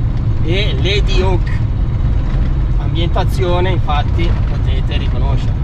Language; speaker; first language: Italian; native; Italian